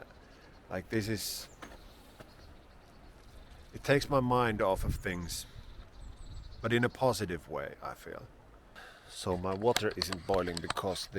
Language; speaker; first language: English; non-native, fluent; Finnish